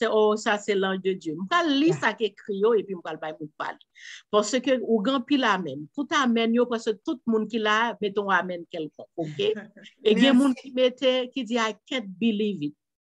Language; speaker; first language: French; non-native, local second language; Haitian Creole